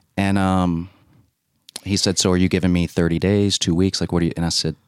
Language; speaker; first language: English; native; English